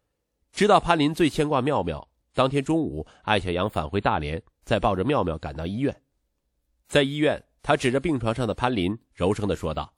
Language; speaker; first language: Chinese; native; Chinese